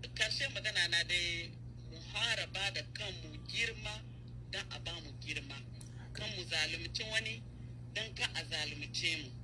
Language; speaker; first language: Hausa; native; Hausa